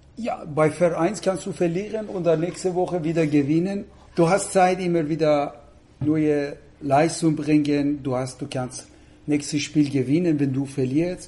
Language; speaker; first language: German; non-native, fluent; Persian